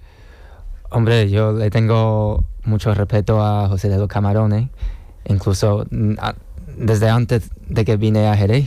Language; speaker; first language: Spanish; non-native, fluent; Chinese